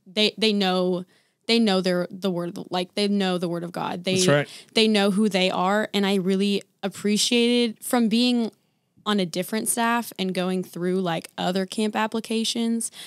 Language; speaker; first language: English; native; English